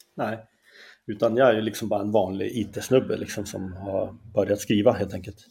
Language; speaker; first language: Swedish; native; Swedish